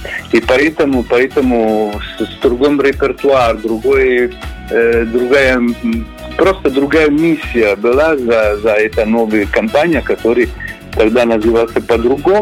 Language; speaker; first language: Russian; non-native, fluent; Italian